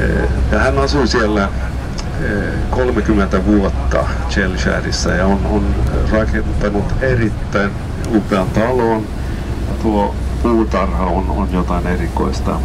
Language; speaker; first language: Finnish; non-native, local second language; Swedish